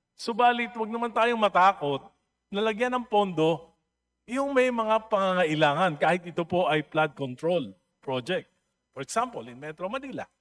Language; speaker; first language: Filipino; native; Filipino